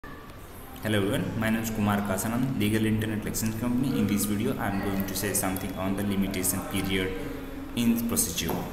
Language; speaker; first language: English; non-native, local second language; Hindi